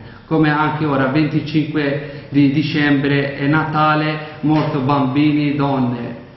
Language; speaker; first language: Italian; non-native, learner; Kurdish